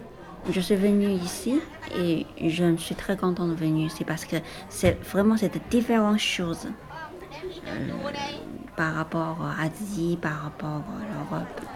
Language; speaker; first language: French; non-native, learner; Chinese